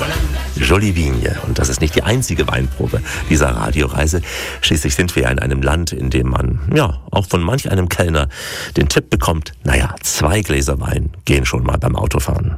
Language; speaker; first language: German; native; German